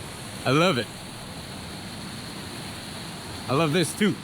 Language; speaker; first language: English; native; English